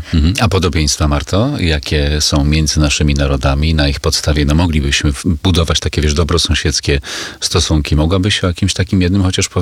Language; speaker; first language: Polish; native; Polish